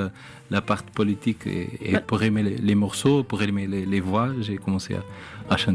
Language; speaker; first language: French; non-native, fluent; Portuguese